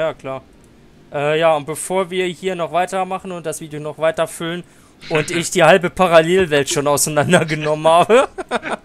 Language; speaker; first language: German; native; German